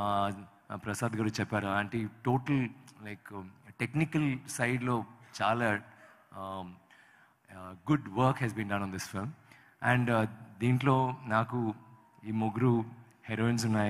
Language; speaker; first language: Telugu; non-native, learner; Tamil